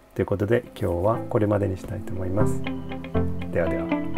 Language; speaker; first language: Japanese; native; Japanese